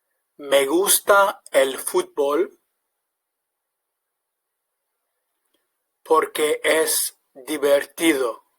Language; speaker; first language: Spanish; non-native, fluent; English